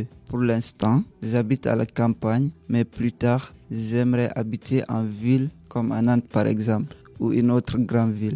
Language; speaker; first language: French; non-native, learner; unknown